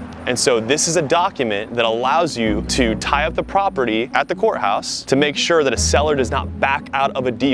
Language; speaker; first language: English; native; English